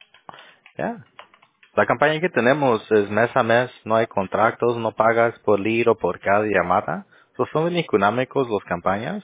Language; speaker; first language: Spanish; early bilingual, heritage; Spanish